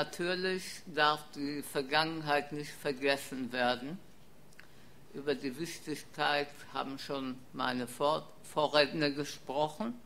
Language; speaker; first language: German; non-native, fluent; Polish